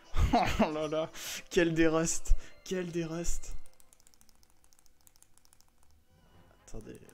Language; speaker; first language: French; native; French